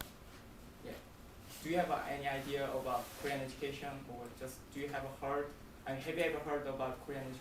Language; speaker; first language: English; non-native, learner; Korean